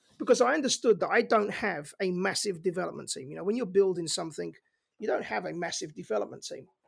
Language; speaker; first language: English; native; English